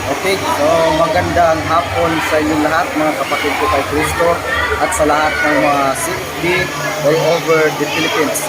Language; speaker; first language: Filipino; non-native, local second language; Cebuano